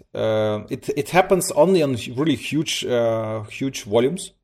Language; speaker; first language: English; early bilingual, other home language; Russian